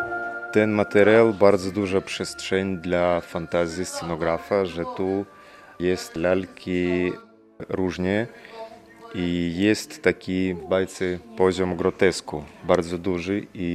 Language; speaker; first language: Polish; non-native, learner; Russian